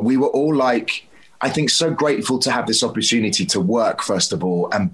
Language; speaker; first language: English; native; English